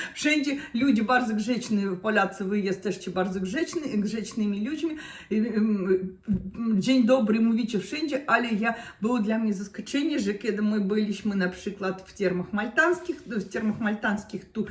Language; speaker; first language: Polish; non-native, learner; Russian